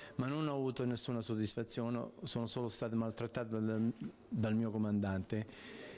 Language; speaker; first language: Italian; native; Italian